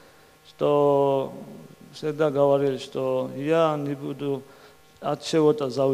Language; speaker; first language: Russian; non-native, learner; Georgian